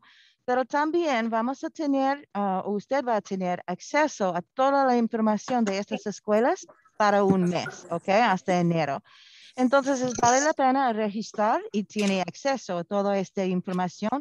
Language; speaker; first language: Spanish; non-native, fluent; English